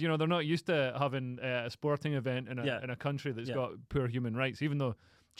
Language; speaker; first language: English; native; English